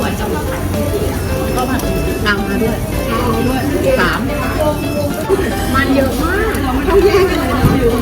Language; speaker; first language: Thai; native; Thai